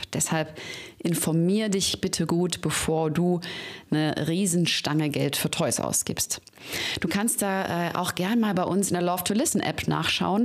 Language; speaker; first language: German; native; German